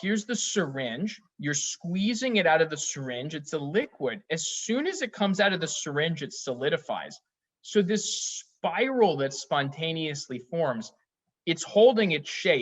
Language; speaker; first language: English; native; English